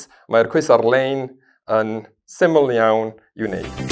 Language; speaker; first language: Welsh; non-native, learner; Spanish